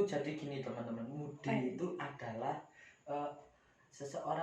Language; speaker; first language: Indonesian; native; Indonesian